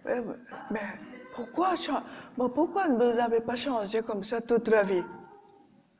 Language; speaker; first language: French; non-native, learner; Japanese